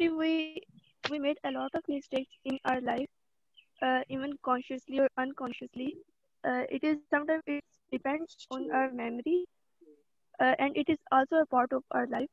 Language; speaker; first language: English; non-native, learner; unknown